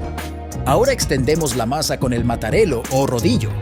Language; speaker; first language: Spanish; native; Spanish